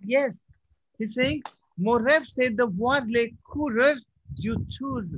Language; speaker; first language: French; non-native, fluent; Hindi